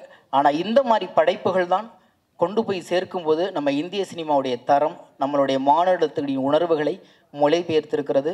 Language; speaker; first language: Tamil; native; Tamil